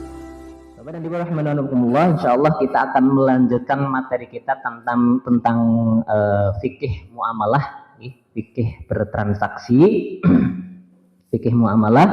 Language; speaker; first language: Indonesian; native; Indonesian